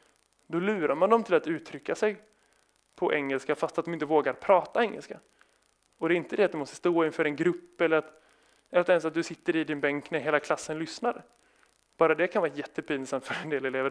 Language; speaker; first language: Swedish; native; Swedish